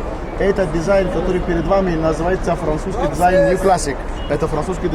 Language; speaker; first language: Russian; non-native, fluent; Arabic